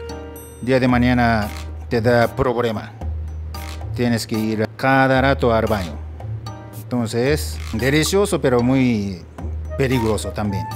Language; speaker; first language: Spanish; non-native, learner; Japanese